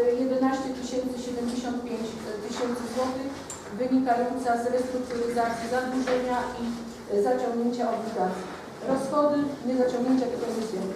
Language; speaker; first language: Polish; native; Polish